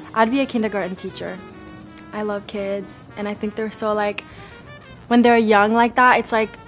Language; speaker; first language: English; non-native, local second language; Swahili